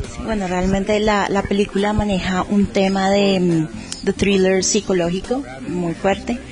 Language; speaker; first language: Spanish; native; Spanish